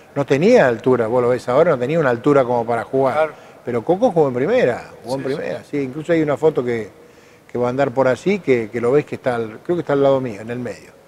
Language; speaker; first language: Spanish; native; Spanish